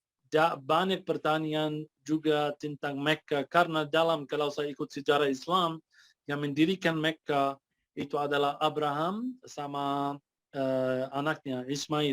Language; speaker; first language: Indonesian; non-native, fluent; Arabic